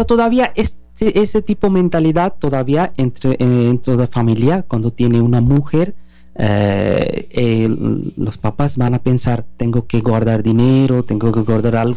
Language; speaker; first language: Spanish; non-native, learner; Bangla